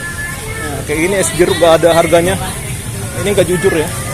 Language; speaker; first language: Indonesian; native; Indonesian